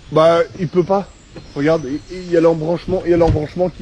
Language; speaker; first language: French; native; French